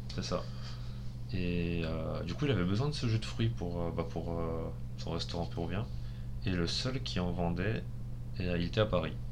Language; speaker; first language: French; early bilingual, other home language; Spanish